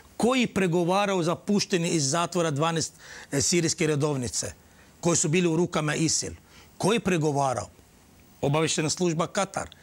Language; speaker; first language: Croatian; non-native, fluent; Arabic